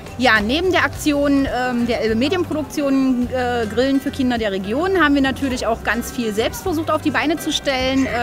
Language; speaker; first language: German; native; German